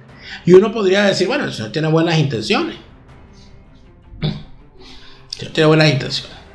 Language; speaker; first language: Spanish; native; Spanish